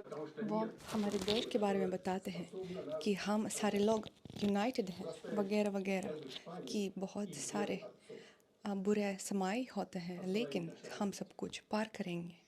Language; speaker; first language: Hindi; non-native, fluent; Russian